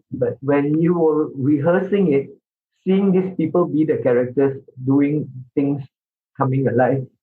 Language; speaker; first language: English; non-native, local second language; Min Nan Chinese